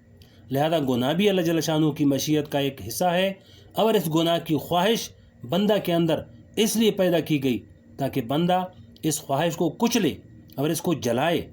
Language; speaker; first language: Urdu; native; Urdu